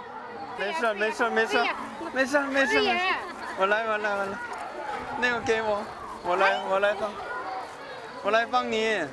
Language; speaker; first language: Chinese; non-native, learner; Korean